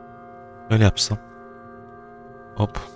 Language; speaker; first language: Turkish; native; Turkish